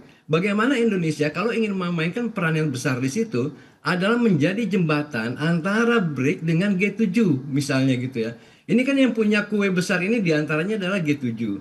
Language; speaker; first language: Indonesian; native; Indonesian